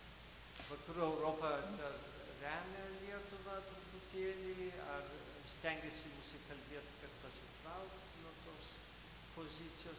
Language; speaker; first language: Lithuanian; early bilingual, heritage; Lithuanian